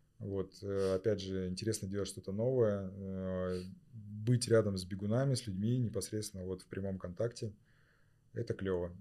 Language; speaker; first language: Russian; native; Russian